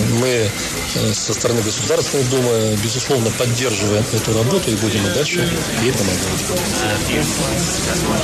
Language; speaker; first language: Russian; native; Russian